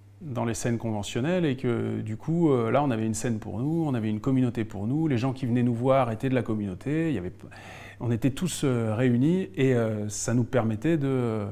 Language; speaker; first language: French; native; French